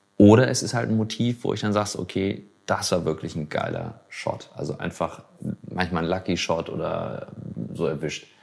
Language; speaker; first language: German; native; German